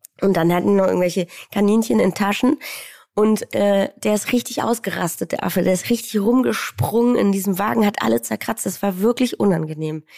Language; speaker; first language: German; native; German